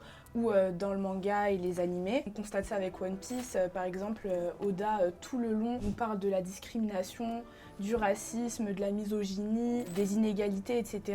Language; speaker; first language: French; native; French